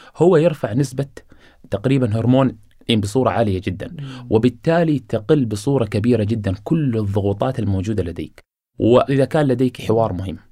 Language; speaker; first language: Arabic; native; Arabic